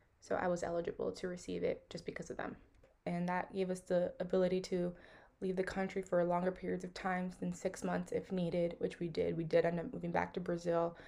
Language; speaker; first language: English; early bilingual, other home language; Portuguese